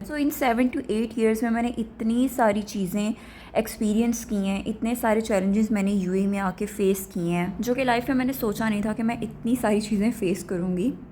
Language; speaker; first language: Urdu; native; Urdu